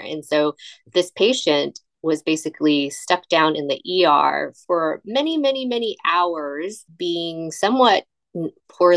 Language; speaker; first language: English; native; English